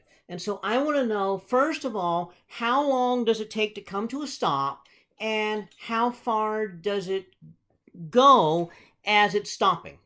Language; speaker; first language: English; native; English